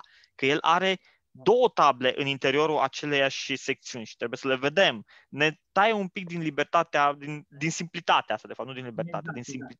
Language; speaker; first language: Romanian; native; Romanian